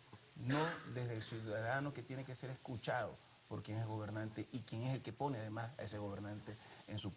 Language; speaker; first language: Spanish; native; Spanish